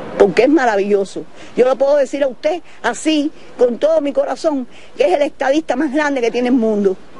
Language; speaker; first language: Spanish; native; Spanish